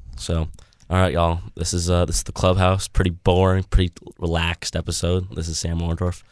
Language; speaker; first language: English; native; English